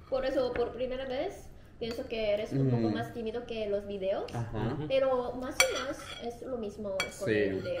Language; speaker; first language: Spanish; non-native, fluent; Korean